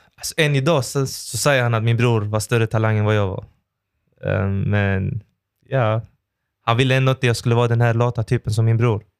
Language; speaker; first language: Swedish; early bilingual, other home language; Persian